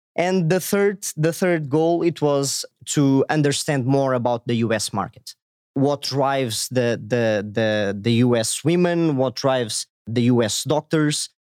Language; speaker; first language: English; non-native, fluent; Portuguese